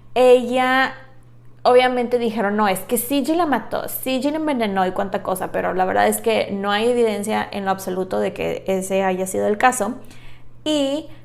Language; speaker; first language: Spanish; native; Spanish